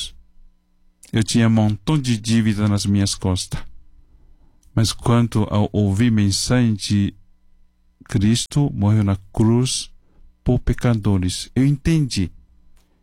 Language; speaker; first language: Portuguese; non-native, fluent; Chinese